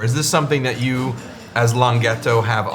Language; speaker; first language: English; native; English